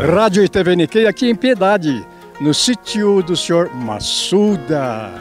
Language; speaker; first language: Portuguese; native; Portuguese